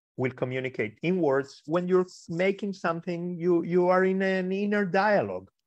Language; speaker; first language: English; early bilingual, other home language; Spanish